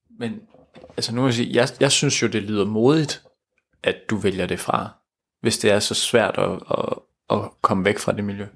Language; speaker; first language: Danish; native; Danish